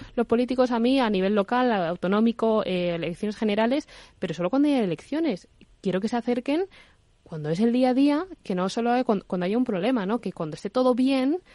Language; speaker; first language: Spanish; native; Spanish